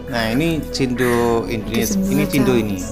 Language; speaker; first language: Indonesian; native; Indonesian